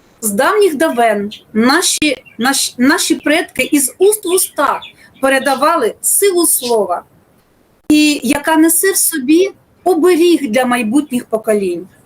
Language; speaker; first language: Ukrainian; native; Ukrainian